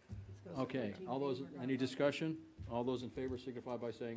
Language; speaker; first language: English; native; English